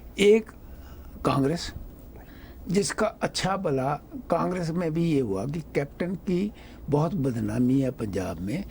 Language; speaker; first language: Urdu; non-native, local second language; Punjabi